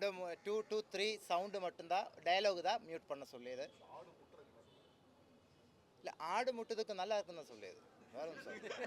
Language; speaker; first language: Tamil; non-native, learner; Malayalam